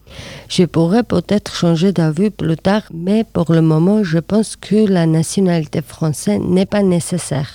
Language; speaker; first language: French; non-native, learner; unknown